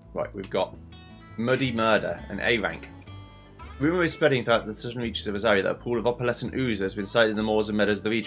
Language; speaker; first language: English; native; English